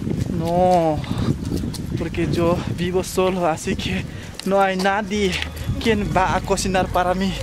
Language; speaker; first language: Spanish; non-native, learner; Nepali